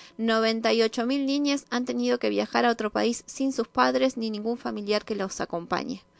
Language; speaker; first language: Spanish; native; Spanish